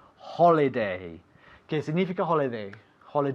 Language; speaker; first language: Spanish; non-native, fluent; English